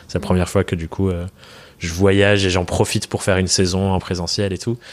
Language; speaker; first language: French; native; French